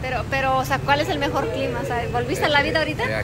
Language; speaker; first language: Spanish; native; Spanish